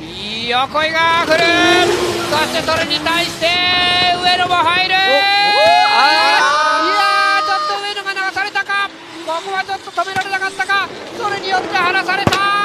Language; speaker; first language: Japanese; native; Japanese